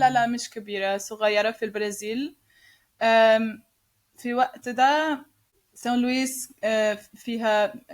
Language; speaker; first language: Arabic; non-native, learner; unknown